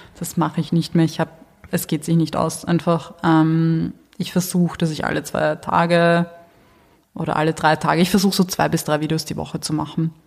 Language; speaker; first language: German; early bilingual, other home language; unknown